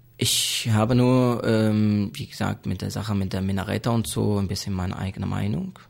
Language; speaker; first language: German; non-native, fluent; Arabic